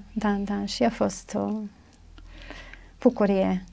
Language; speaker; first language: Romanian; non-native, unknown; German